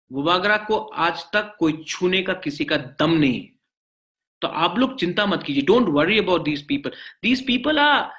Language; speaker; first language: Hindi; non-native, local second language; Bangla